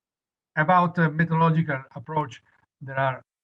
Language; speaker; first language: English; non-native, fluent; Italian